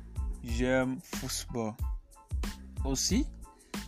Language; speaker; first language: French; non-native, learner; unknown